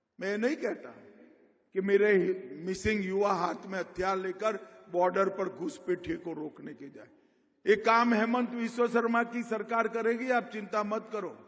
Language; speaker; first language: Hindi; non-native, local second language; Gujarati